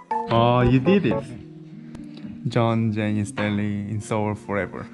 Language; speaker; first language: English; non-native, fluent; Korean